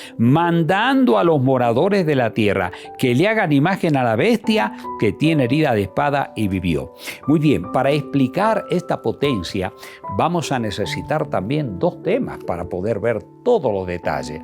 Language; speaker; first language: Spanish; native; Spanish